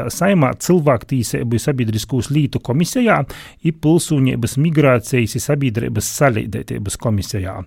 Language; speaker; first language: Latvian; native; Latvian